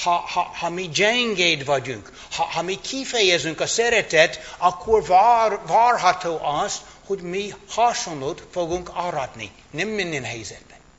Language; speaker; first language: Hungarian; non-native, fluent; English